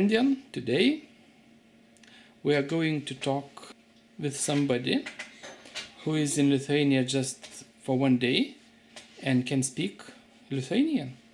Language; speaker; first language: English; non-native, learner; Lithuanian